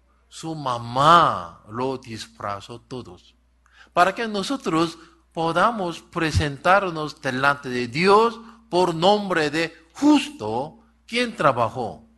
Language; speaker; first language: Spanish; non-native, learner; Korean